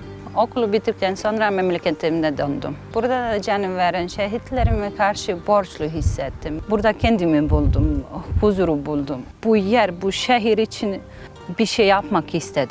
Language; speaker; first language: Turkish; non-native, learner; Bosnian